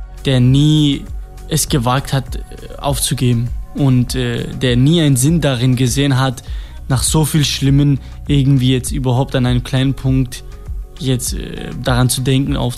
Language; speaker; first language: German; non-native, fluent; Kurdish